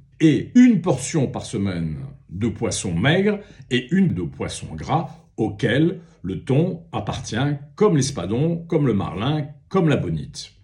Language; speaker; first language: French; native; French